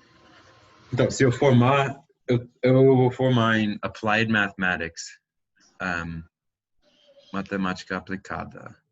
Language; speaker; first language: Portuguese; non-native, fluent; English